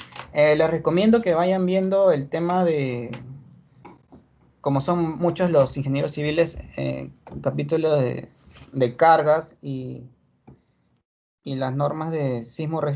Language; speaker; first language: Spanish; native; Spanish